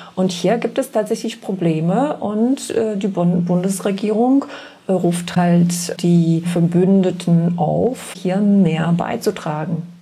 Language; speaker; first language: German; non-native, fluent; Polish